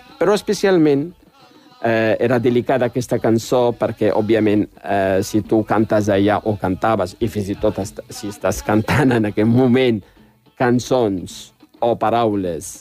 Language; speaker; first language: Catalan; non-native, fluent; Riffian